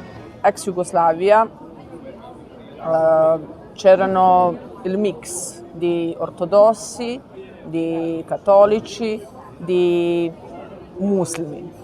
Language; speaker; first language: Italian; non-native, learner; Serbian